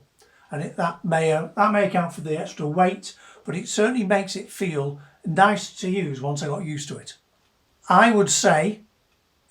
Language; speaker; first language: English; native; English